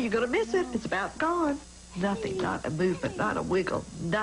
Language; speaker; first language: English; native; English